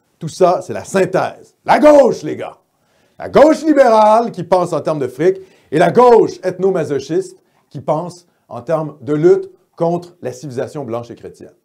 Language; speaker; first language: French; native; French